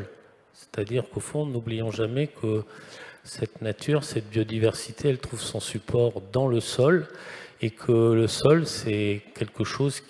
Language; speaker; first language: French; native; French